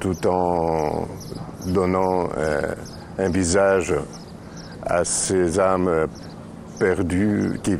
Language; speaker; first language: French; non-native, fluent; Greek